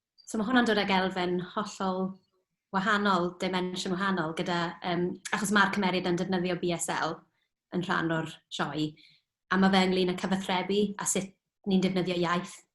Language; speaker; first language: Welsh; native; Welsh